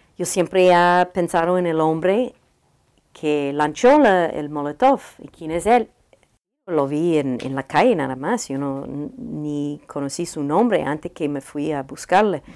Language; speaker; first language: Spanish; non-native, learner; English